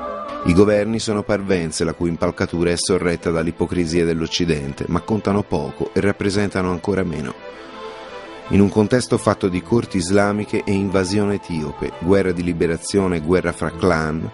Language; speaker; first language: Italian; native; Italian